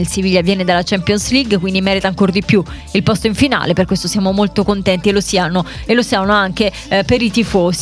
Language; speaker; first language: Italian; native; Italian